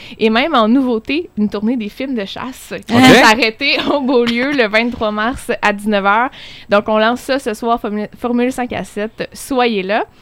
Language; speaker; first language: French; native; French